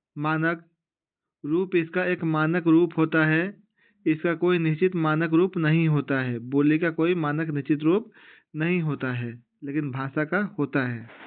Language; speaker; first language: Hindi; native; Hindi